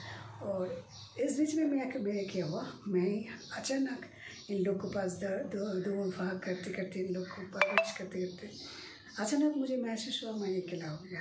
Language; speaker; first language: Hindi; non-native, local second language; Bangla